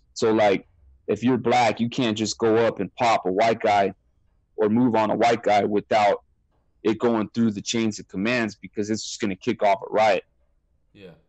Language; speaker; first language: English; native; English